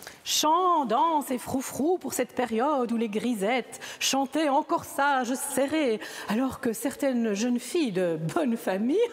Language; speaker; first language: French; native; French